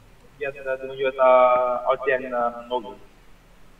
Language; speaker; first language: Russian; non-native, learner; Vietnamese